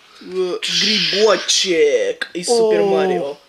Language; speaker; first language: Russian; early bilingual, heritage; Russian